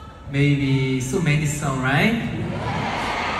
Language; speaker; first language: English; non-native, learner; Korean